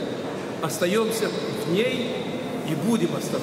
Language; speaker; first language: Russian; non-native, local second language; Ukrainian